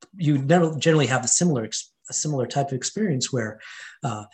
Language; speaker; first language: English; non-native, fluent; Hindi